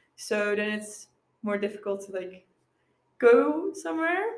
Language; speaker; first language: English; non-native, fluent; Dutch